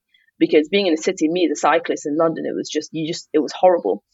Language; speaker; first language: English; native; English